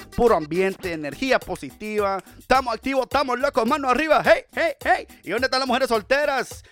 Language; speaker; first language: Spanish; early bilingual, heritage; Spanish